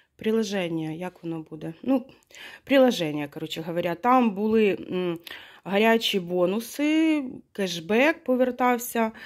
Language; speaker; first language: Ukrainian; non-native, local second language; Russian